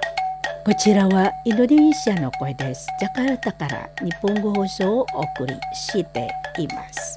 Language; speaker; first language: Japanese; non-native, fluent; Indonesian